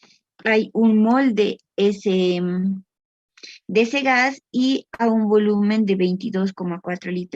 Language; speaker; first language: Spanish; native; Spanish